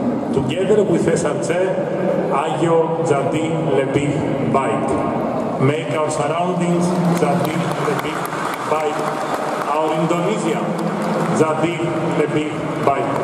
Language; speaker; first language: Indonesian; non-native, fluent; Greek